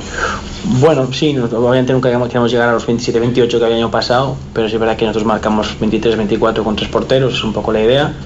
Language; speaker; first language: Spanish; native; Spanish